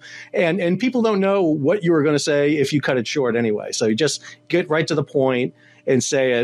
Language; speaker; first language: English; native; English